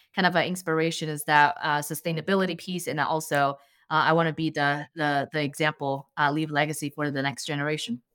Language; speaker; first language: English; non-native, fluent; Chinese